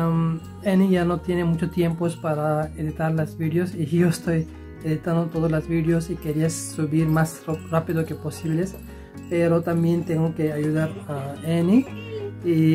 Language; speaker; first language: Spanish; non-native, learner; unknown